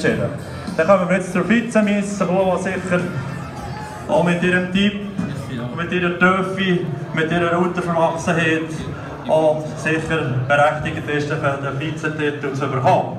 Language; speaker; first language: German; native; German